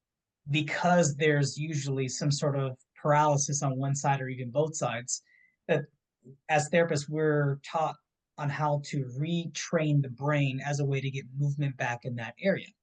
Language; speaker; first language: English; native; English